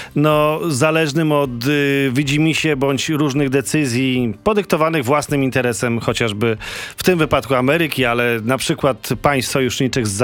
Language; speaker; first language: Polish; native; Polish